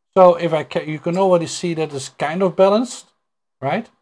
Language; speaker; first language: English; non-native, fluent; Dutch